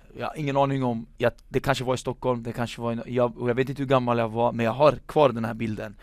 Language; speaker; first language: Swedish; native; Swedish